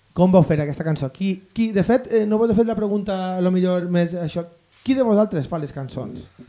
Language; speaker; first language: Catalan; native; Catalan